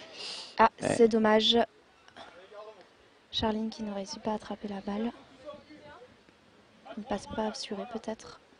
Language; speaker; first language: French; native; French